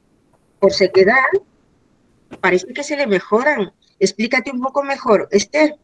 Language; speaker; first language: Spanish; native; Spanish